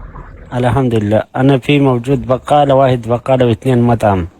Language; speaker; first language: Arabic; non-native, learner; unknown